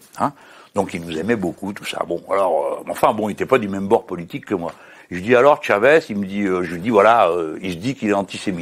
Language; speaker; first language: French; native; French